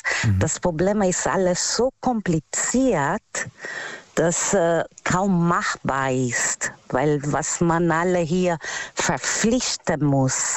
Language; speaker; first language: German; non-native, learner; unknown